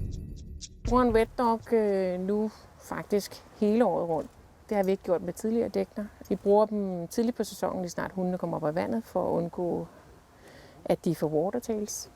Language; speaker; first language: Danish; native; Danish